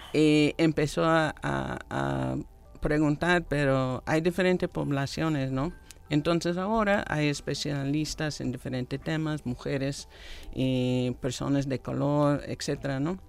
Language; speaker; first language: Spanish; non-native, fluent; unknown